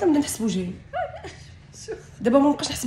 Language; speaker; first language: Arabic; native; Arabic